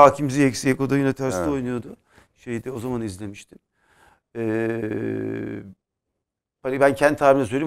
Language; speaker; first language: Turkish; native; Turkish